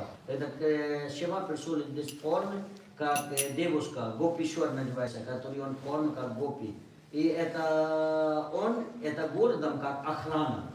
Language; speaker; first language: Russian; non-native, learner; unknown